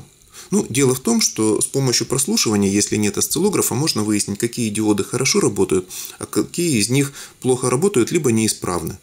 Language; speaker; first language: Russian; native; Russian